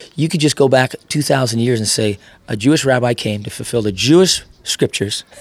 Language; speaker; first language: English; native; English